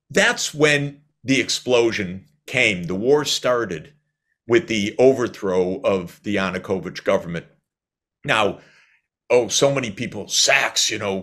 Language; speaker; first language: English; native; English